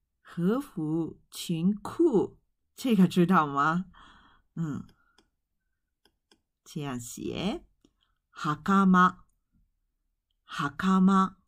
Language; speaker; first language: Chinese; non-native, fluent; Japanese